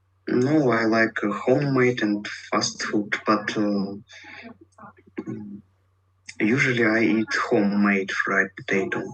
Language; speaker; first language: English; non-native, learner; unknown